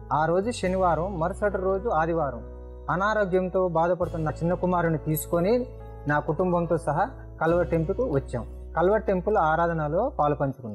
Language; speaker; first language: Telugu; native; Telugu